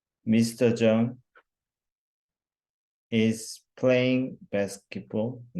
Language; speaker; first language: English; non-native, learner; Korean